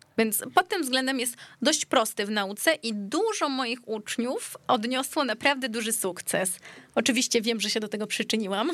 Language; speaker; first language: Polish; early bilingual, heritage; Greek